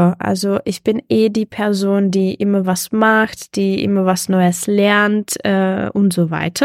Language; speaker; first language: German; non-native, fluent; Czech